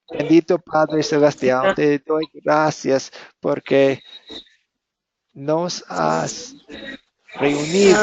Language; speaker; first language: Spanish; non-native, fluent; English